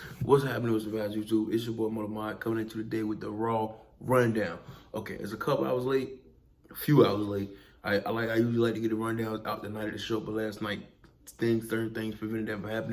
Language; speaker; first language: English; native; English